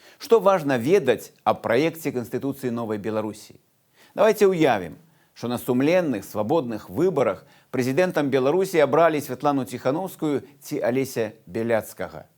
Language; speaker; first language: Belarusian; non-native, local second language; Russian